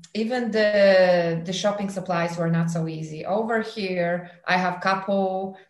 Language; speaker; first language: English; non-native, fluent; Polish